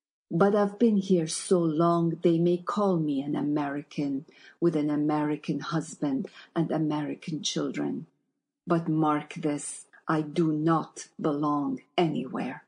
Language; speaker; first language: English; non-native, fluent; Persian